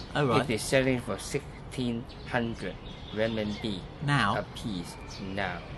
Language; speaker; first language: English; non-native, local second language; Cantonese